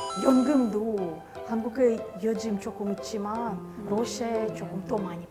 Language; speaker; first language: Korean; non-native, fluent; Russian